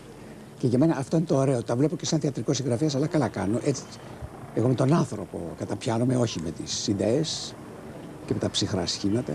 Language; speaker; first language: Greek; native; Greek